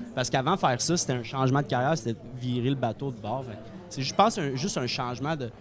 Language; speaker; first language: French; native; French